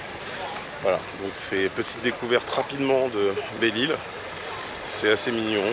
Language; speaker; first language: French; native; French